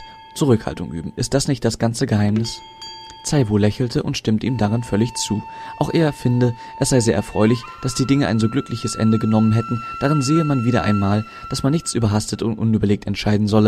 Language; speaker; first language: German; native; German